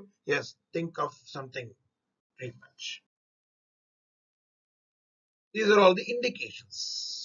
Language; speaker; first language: English; non-native, local second language; Tamil